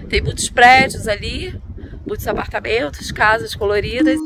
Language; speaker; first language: Portuguese; native; Portuguese